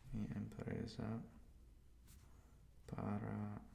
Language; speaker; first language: Spanish; non-native, learner; English